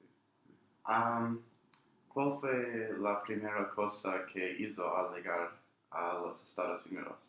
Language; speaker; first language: Spanish; non-native, learner; English